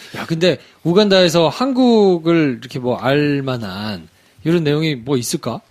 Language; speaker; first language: Korean; native; Korean